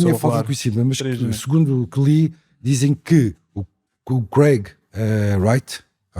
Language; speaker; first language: Portuguese; native; Portuguese